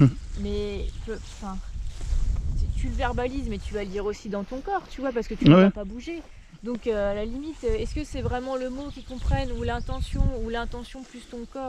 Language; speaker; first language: French; native; French